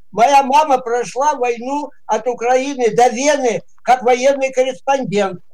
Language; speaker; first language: Russian; native; Russian